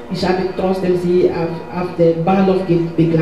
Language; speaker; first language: German; non-native, learner; French